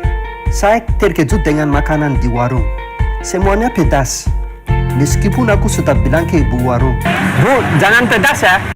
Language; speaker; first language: Indonesian; non-native, fluent; Malagasy